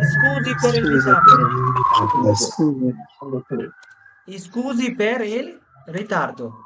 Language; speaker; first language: Italian; non-native, fluent; Bangla